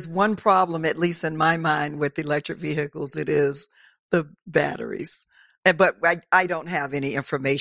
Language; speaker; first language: English; native; English